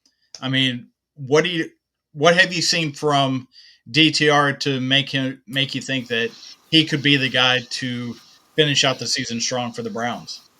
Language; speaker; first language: English; native; English